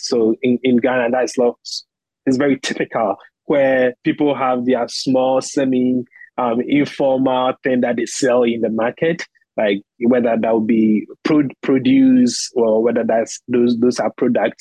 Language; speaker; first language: English; non-native, local second language; Akan